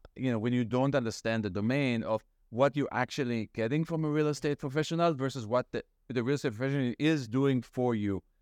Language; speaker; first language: English; non-native, fluent; Hebrew